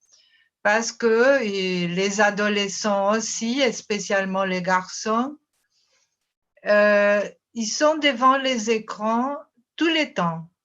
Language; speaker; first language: French; non-native, fluent; Portuguese